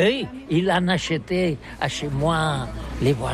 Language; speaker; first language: French; non-native, learner; Catalan